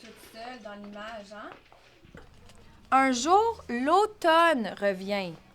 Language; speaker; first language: French; native; French